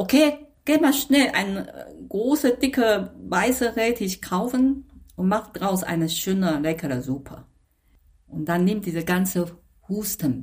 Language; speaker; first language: German; non-native, fluent; Chinese